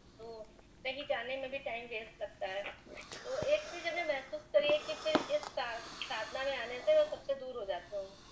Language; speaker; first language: Hindi; native; Hindi